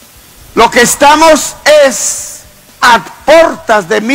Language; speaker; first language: Spanish; native; Spanish